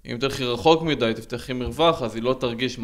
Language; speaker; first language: Hebrew; native; Hebrew